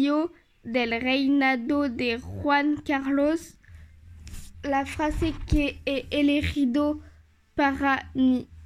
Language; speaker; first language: Spanish; non-native, learner; French